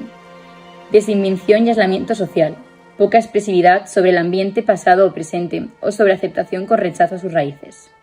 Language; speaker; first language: Spanish; native; Spanish